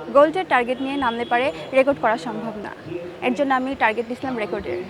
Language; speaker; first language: Bangla; native; Bangla